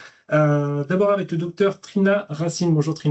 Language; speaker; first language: French; native; French